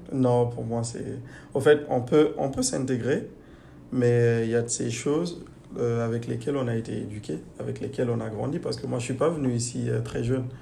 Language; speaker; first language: French; non-native, local second language; Fula